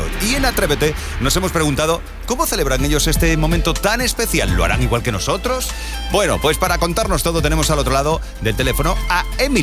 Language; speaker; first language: Spanish; native; Spanish